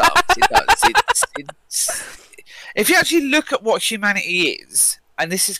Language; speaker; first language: English; native; English